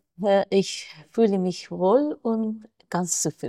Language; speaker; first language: German; non-native, fluent; Persian